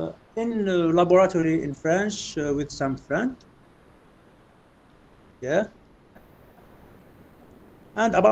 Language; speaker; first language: English; non-native, fluent; Arabic